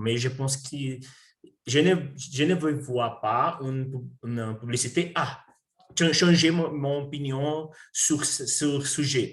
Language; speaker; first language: French; non-native, learner; Portuguese